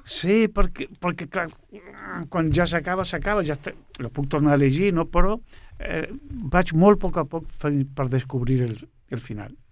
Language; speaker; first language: Catalan; non-native, fluent; Portuguese